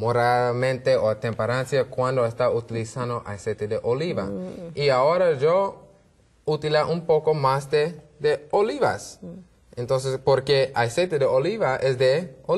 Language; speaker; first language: Spanish; non-native, learner; English